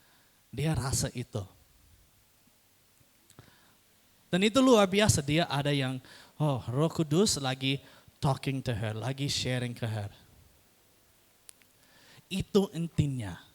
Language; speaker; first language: Indonesian; non-native, fluent; English